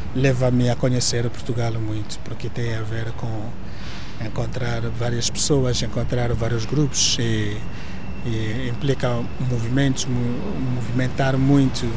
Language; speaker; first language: Portuguese; non-native, fluent; Igbo